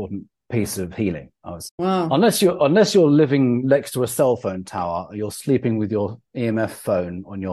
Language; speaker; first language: English; native; English